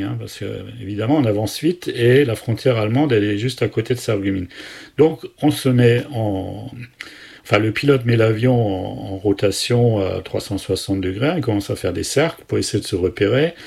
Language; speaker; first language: French; native; French